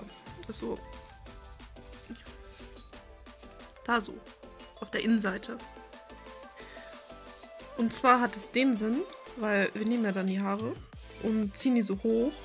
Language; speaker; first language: German; native; German